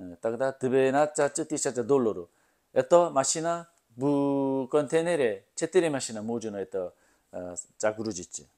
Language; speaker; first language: Russian; non-native, learner; Korean